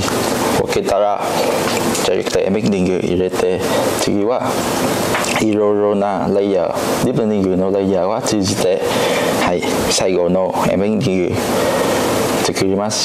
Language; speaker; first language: Japanese; non-native, learner; Vietnamese